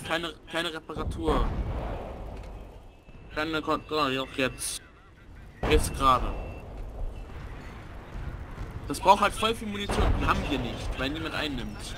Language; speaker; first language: German; native; German